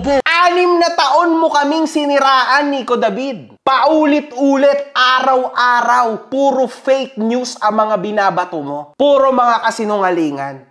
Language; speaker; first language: Filipino; native; Filipino